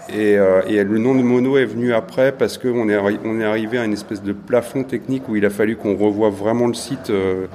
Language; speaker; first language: French; native; French